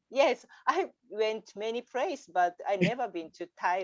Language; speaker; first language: English; non-native, learner; Japanese